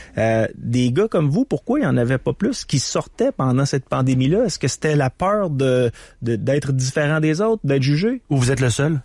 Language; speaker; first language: French; native; French